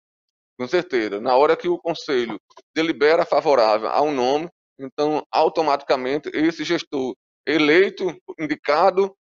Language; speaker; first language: Portuguese; native; Portuguese